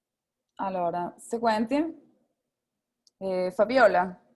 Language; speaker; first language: Italian; non-native, fluent; Spanish